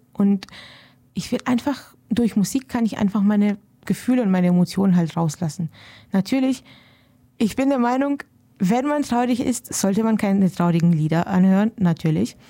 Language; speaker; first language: German; early bilingual, other home language; Romanian